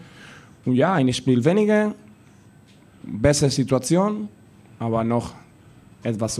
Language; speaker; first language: German; non-native, learner; Spanish